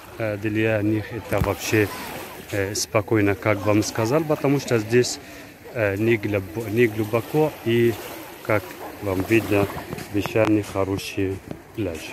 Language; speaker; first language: Russian; non-native, fluent; Arabic